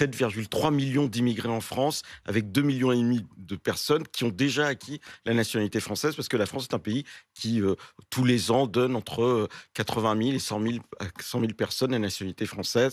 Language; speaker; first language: French; native; French